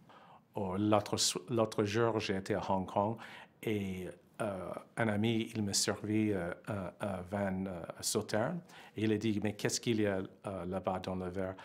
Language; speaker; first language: French; non-native, fluent; English